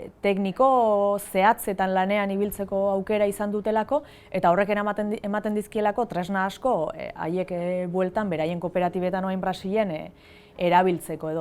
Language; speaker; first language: Basque; native; Basque